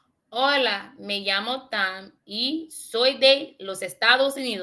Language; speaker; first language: Spanish; non-native, learner; English